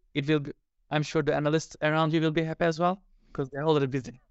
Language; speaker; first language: English; non-native, fluent; Turkish